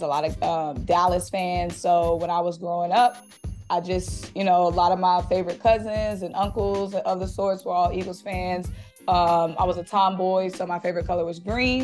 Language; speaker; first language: English; native; English